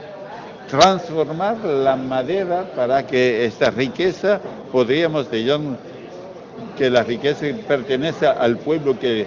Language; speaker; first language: Spanish; non-native, learner; French